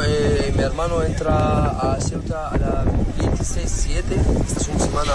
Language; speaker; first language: Spanish; non-native, learner; Arabic